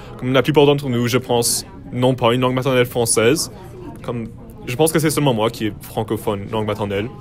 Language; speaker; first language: French; non-native, fluent; English